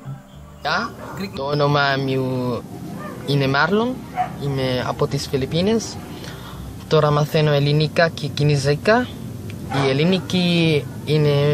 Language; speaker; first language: Greek; non-native, learner; Filipino